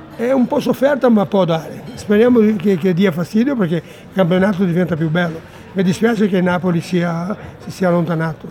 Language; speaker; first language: Italian; non-native, fluent; Portuguese